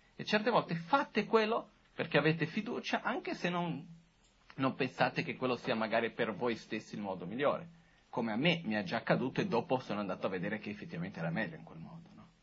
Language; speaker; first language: Italian; non-native, fluent; Portuguese